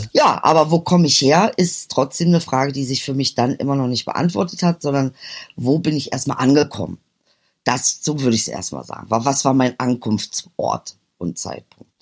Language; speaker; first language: German; early bilingual, other home language; Turkish